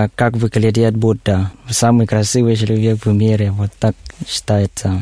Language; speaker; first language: Russian; non-native, learner; Thai